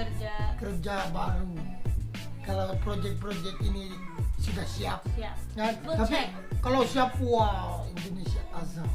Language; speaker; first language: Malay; non-native, learner; Filipino